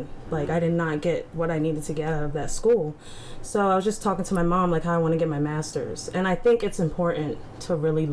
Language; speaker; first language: English; native; English